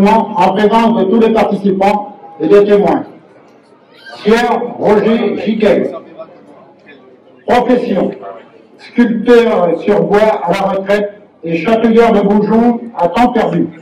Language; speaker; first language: French; native; French